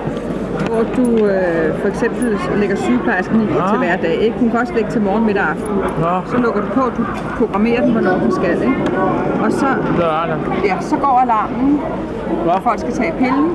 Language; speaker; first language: Danish; native; Danish